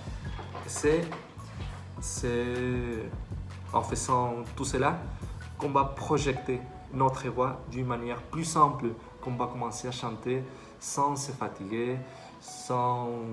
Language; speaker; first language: French; non-native, fluent; Spanish